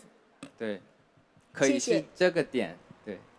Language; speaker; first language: Chinese; non-native, fluent; Thai